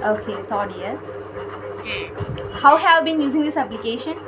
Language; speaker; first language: English; non-native, learner; Kannada